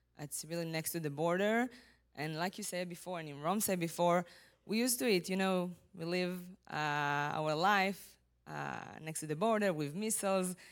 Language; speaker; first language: English; non-native, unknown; Hebrew